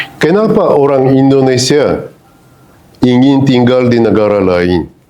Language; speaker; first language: Indonesian; non-native, fluent; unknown